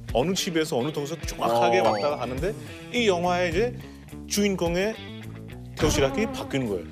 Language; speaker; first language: Korean; non-native, fluent; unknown